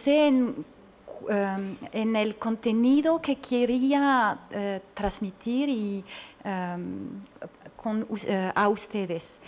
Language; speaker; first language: Spanish; non-native, learner; French